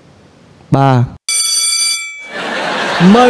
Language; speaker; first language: Vietnamese; native; Vietnamese